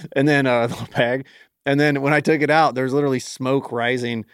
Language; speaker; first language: English; native; English